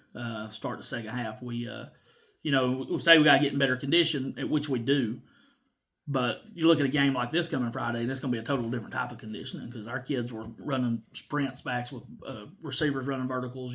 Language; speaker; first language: English; native; English